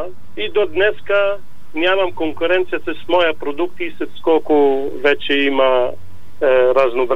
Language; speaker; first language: Bulgarian; non-native, learner; Arabic